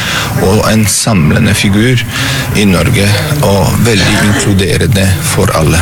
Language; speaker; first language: Norwegian; non-native, fluent; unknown